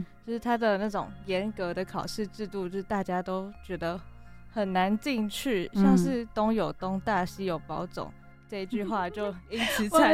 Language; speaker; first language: Chinese; native; Chinese